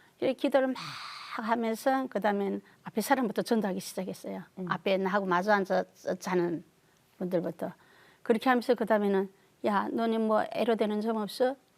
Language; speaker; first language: Korean; native; Korean